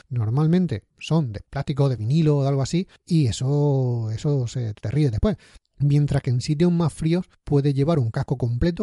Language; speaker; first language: Spanish; native; Spanish